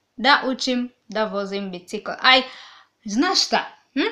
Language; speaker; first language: Serbian; non-native, learner; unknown